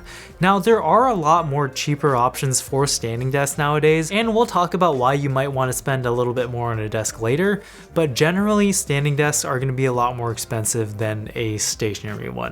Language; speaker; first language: English; native; English